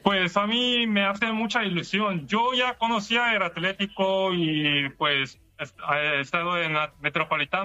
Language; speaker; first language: Spanish; non-native, fluent; Korean